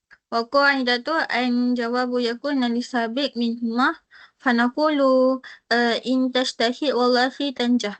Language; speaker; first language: Arabic; non-native, fluent; Malay